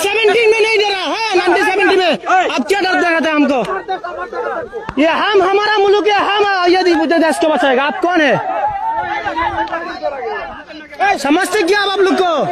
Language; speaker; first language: Hindi; non-native, learner; Bangla